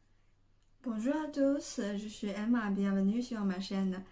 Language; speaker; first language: French; non-native, fluent; Chinese